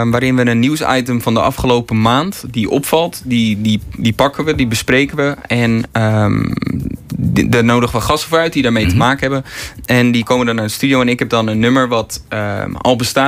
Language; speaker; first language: Dutch; native; Dutch